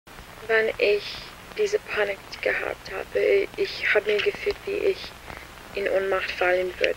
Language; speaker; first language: German; non-native, learner; English